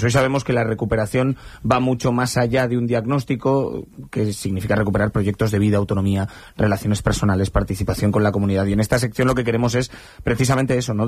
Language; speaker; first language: Spanish; native; Spanish